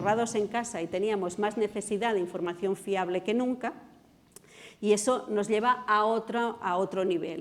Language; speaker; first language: Spanish; non-native, local second language; Catalan